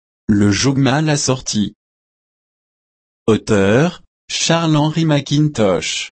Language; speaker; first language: French; native; French